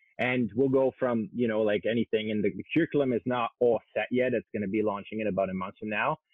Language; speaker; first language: English; non-native, local second language; French